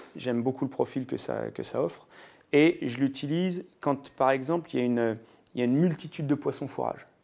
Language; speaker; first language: French; native; French